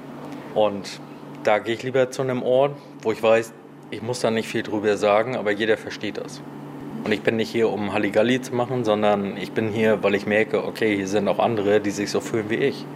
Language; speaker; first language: German; native; German